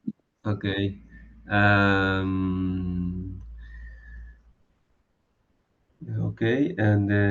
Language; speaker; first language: English; non-native, learner; Spanish